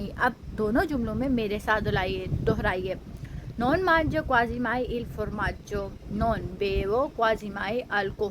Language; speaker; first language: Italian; non-native, fluent; Urdu